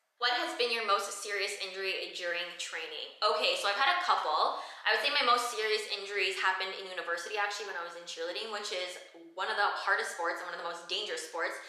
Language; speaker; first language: English; native; English